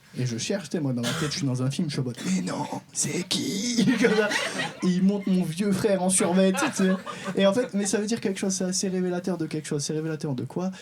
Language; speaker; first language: French; non-native, local second language; Arabic